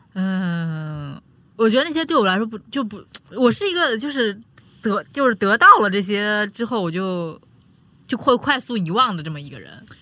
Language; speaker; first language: Chinese; native; Chinese